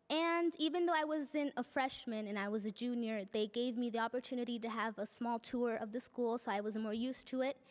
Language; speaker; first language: English; non-native, fluent; Spanish